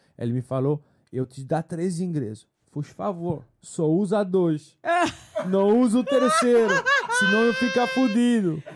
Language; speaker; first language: Portuguese; non-native, fluent; French